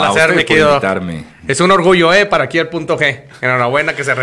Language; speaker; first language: Spanish; native; Spanish